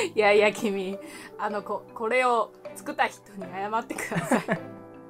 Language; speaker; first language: Japanese; non-native, learner; Chinese